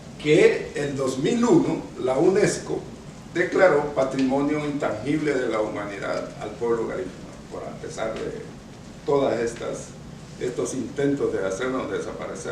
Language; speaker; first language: Spanish; non-native, local second language; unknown